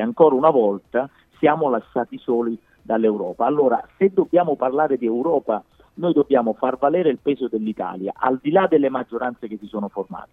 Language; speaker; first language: Italian; native; Italian